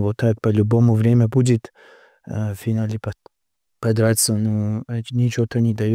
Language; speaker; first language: Russian; non-native, local second language; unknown